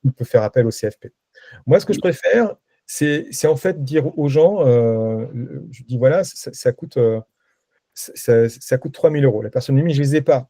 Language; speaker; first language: French; native; French